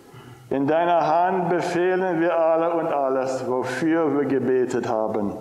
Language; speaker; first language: German; non-native, fluent; English